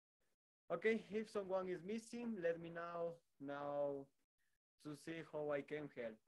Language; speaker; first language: English; non-native, learner; Spanish